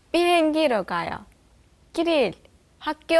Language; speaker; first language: Korean; non-native, learner; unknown